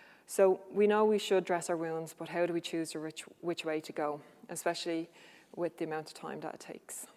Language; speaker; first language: English; native; English